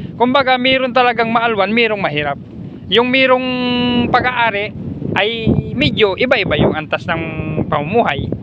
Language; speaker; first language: Filipino; native; Filipino